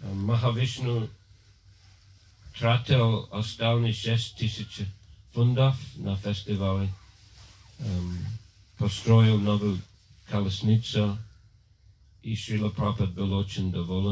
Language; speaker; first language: Russian; non-native, fluent; English